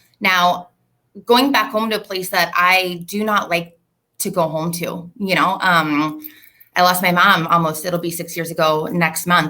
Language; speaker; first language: English; native; English